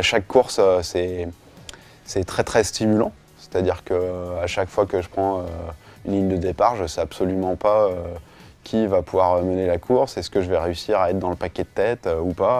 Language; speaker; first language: French; native; French